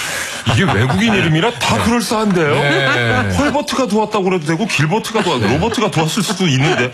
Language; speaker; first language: Korean; native; Korean